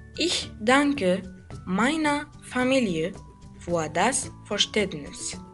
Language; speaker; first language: German; non-native, fluent; Arabic